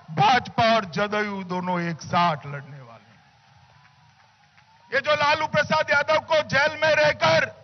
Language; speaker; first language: Hindi; non-native, local second language; Gujarati